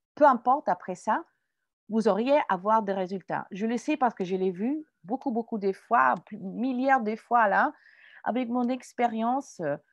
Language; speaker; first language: French; non-native, fluent; English